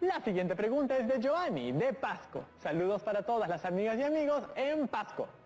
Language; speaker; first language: Spanish; native; Spanish